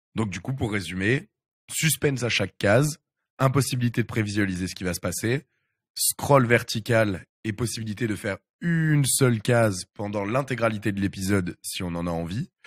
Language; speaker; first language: French; native; French